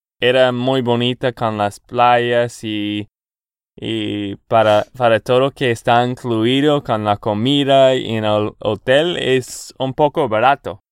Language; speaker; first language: Spanish; non-native, fluent; English